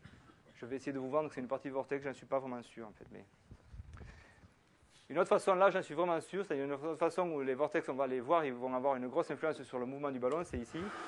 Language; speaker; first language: French; native; French